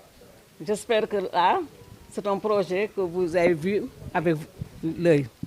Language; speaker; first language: French; non-native, local second language; Wolof